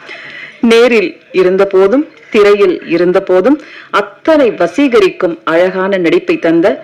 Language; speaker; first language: Tamil; native; Tamil